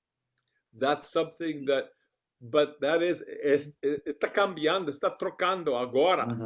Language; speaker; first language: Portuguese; non-native, learner; English